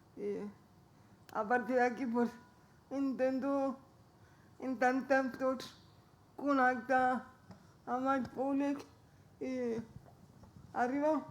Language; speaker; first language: Catalan; non-native, local second language; Spanish